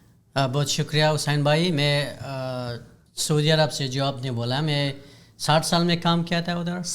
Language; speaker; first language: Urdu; non-native, learner; Hazaragi